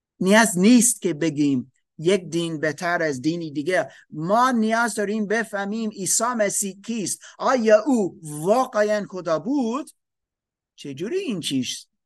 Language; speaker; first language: Persian; non-native, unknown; German